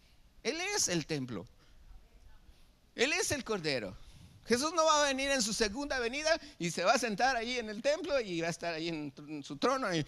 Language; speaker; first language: Spanish; native; Spanish